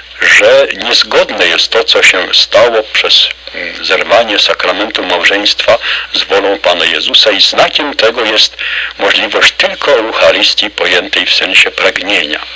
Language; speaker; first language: Polish; native; Polish